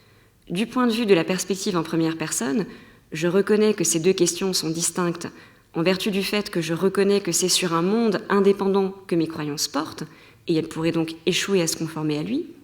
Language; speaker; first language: French; native; French